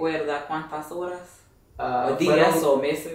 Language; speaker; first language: Spanish; non-native, fluent; English